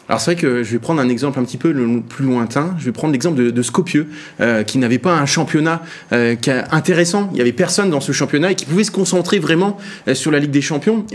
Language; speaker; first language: French; native; French